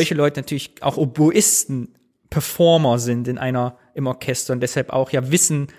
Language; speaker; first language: German; native; German